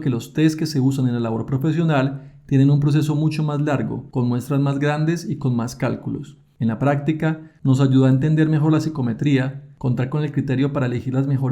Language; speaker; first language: Spanish; native; Spanish